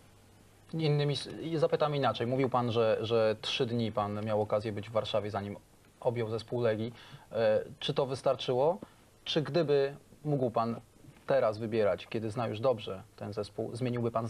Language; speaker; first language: Polish; native; Polish